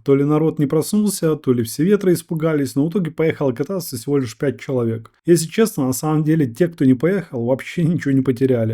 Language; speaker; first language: Russian; native; Russian